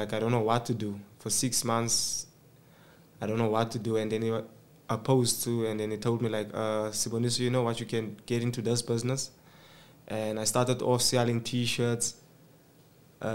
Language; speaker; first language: English; non-native, local second language; Xhosa